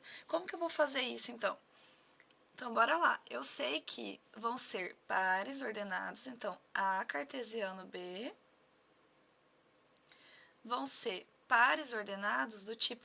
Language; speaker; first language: Portuguese; native; Portuguese